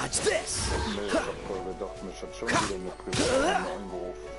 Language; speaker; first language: German; native; German